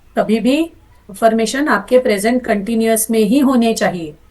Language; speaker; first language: Hindi; non-native, local second language; Marathi